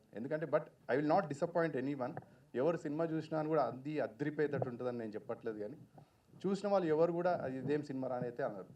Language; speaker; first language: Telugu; native; Telugu